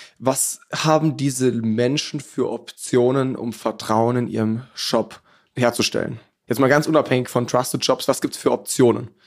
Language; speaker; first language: German; native; German